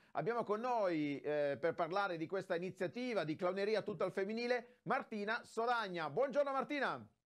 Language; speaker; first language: Italian; native; Italian